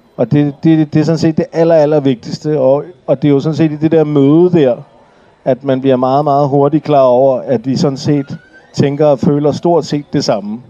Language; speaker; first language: Danish; early bilingual, other home language; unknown